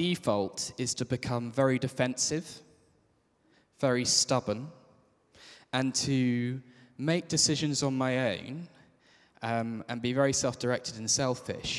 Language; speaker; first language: English; native; English